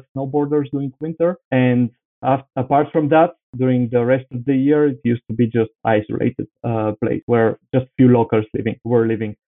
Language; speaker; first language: English; non-native, fluent; Bulgarian